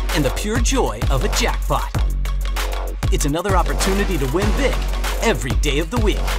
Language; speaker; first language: English; native; English